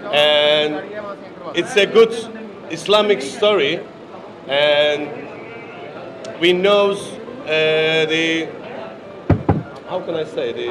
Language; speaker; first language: English; non-native, learner; Turkish